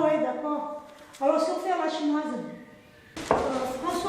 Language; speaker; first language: French; non-native, fluent; Portuguese